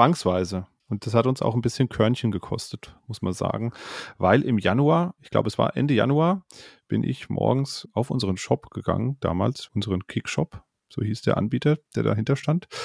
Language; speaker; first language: German; native; German